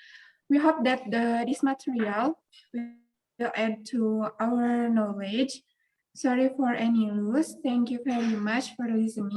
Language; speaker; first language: English; non-native, learner; Indonesian